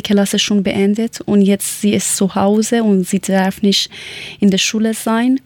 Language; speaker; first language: German; non-native, learner; Persian